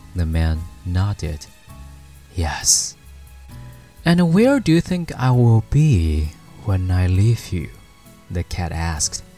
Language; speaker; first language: English; non-native, fluent; Chinese